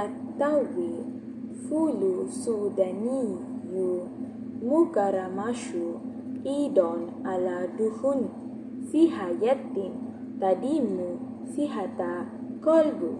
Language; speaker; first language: Arabic; non-native, learner; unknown